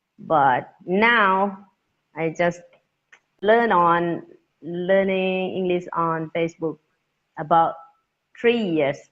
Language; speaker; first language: English; non-native, learner; Thai